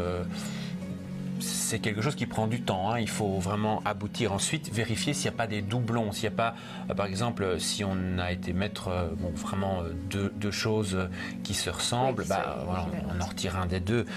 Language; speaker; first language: French; native; French